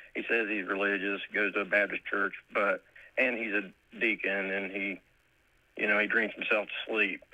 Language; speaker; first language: English; native; English